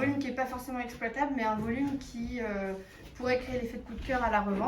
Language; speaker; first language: French; native; French